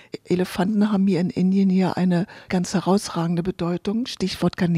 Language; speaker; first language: German; native; German